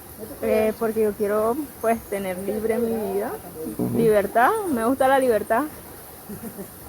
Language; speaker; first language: Spanish; native; Spanish